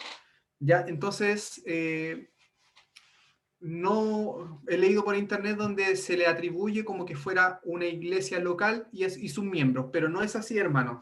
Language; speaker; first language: Spanish; native; Spanish